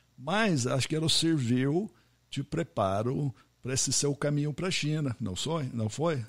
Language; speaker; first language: Portuguese; non-native, fluent; English